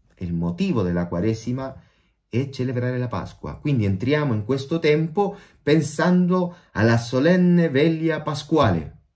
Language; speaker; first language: Italian; non-native, fluent; Spanish